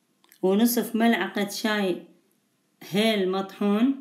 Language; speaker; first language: Arabic; native; Arabic